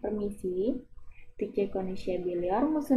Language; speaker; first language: Turkish; non-native, fluent; Indonesian